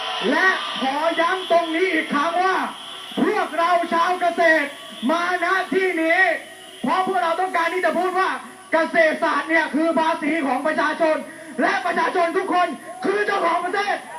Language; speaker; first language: Thai; native; Thai